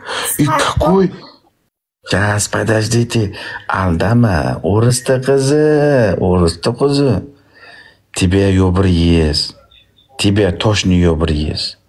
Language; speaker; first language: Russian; non-native, learner; Uzbek